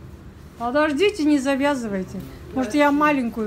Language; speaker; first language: Russian; native; Russian